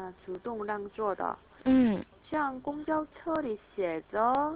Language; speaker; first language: Chinese; non-native, learner; Korean